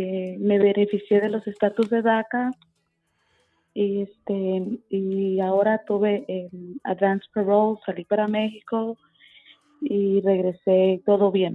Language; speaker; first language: Spanish; early bilingual, other home language; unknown